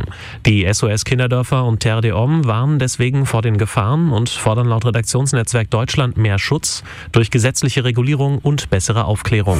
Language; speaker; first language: German; native; German